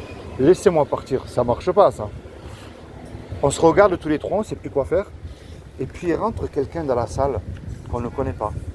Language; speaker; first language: French; native; French